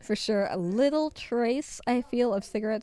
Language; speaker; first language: English; native; English